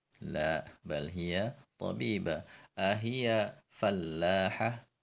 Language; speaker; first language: Arabic; non-native, learner; Indonesian